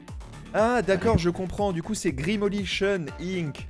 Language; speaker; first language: French; native; French